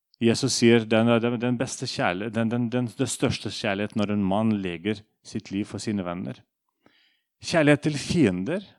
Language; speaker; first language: Norwegian; non-native, fluent; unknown